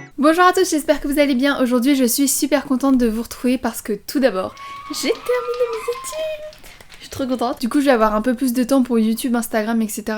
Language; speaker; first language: French; early bilingual, other home language; Vietnamese